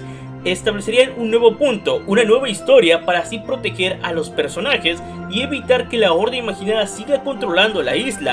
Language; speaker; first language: Spanish; native; Spanish